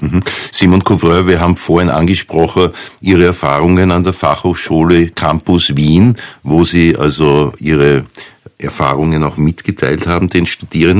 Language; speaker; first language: German; native; German